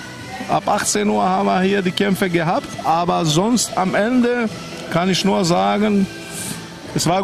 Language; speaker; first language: German; non-native, fluent; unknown